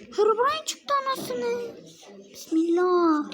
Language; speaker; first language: Turkish; native; Turkish